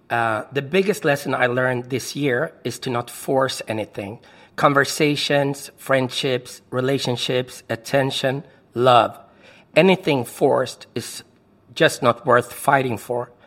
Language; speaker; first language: English; non-native, fluent; Swedish